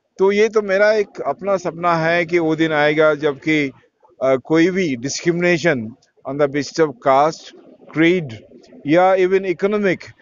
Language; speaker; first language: Hindi; non-native, local second language; Odia